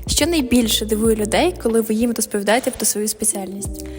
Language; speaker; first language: Ukrainian; native; Ukrainian